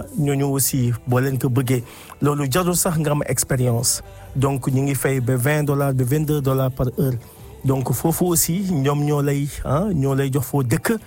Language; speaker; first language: French; non-native, local second language; Wolof